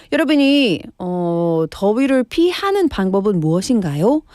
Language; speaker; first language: Korean; non-native, learner; English